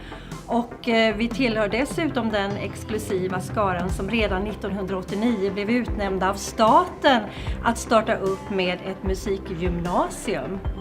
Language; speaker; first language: Swedish; native; Swedish